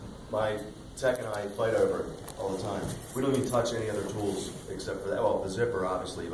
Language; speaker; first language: English; native; English